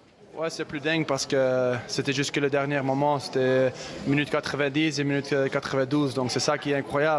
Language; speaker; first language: French; non-native, fluent; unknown